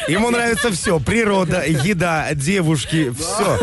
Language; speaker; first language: Russian; native; Russian